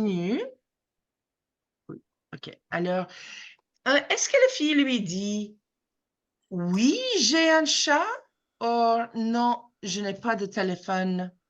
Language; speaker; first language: French; non-native, fluent; English